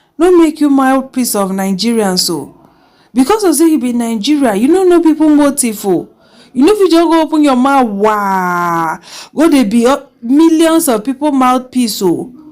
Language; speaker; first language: Nigerian Pidgin; non-native, local second language; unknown